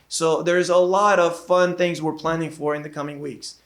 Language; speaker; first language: English; native; English